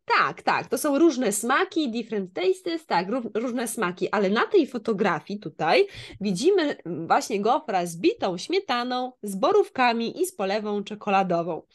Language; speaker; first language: Polish; native; Polish